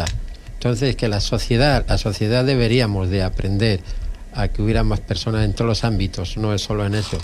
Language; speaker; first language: Spanish; native; Spanish